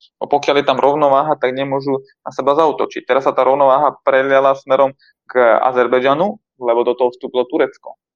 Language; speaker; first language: Slovak; non-native, fluent; Armenian